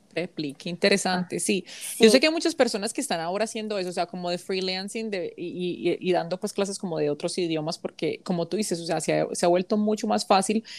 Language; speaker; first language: Spanish; early bilingual, heritage; Spanish